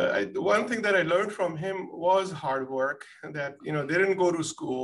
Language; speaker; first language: English; non-native, local second language; Punjabi